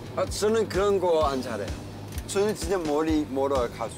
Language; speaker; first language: Korean; non-native, learner; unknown